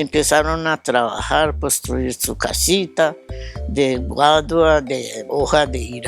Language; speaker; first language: Spanish; non-native, fluent; Japanese